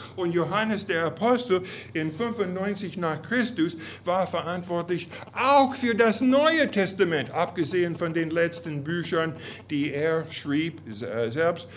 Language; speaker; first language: German; non-native, fluent; English